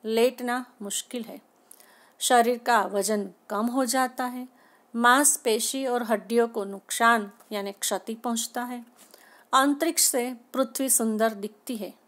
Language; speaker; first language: Hindi; non-native, local second language; Gujarati